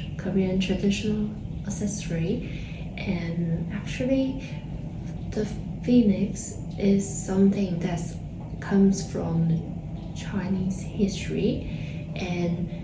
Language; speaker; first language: English; non-native, fluent; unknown